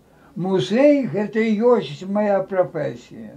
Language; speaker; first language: Belarusian; native; Belarusian